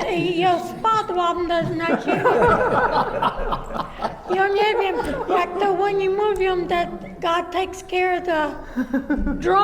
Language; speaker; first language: Polish; early bilingual, heritage; Polish